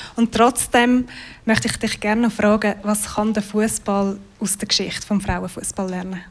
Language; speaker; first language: German; native; German